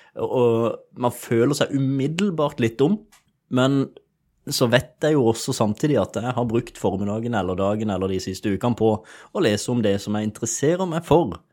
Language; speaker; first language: Norwegian; native; Norwegian